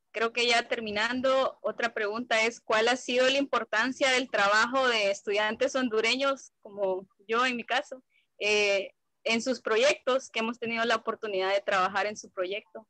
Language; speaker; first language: Spanish; native; Spanish